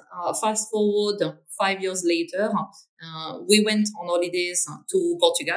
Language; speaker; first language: English; non-native, fluent; French